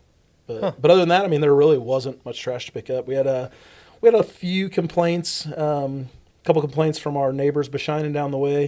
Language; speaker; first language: English; native; English